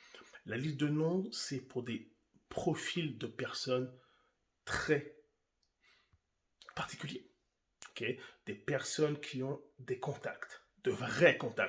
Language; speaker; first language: French; native; French